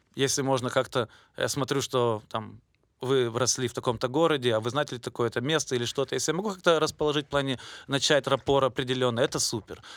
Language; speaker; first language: Russian; native; Russian